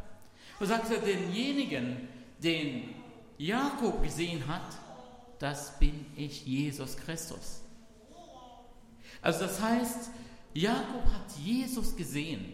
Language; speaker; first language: German; non-native, fluent; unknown